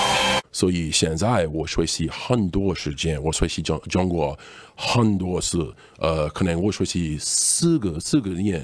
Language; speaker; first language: Chinese; non-native, learner; English